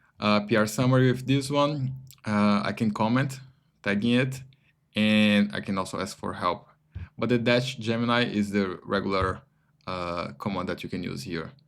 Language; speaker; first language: English; non-native, fluent; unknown